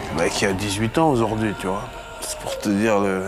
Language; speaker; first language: French; native; French